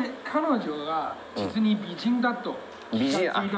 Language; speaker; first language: Japanese; non-native, fluent; Chinese